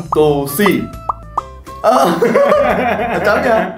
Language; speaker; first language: Vietnamese; non-native, fluent; Korean